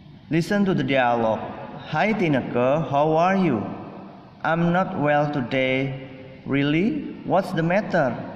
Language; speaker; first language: English; non-native, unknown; Indonesian